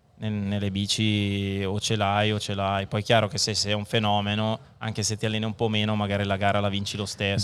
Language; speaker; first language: Italian; native; Italian